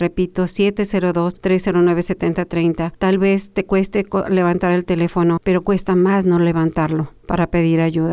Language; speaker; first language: Spanish; native; Spanish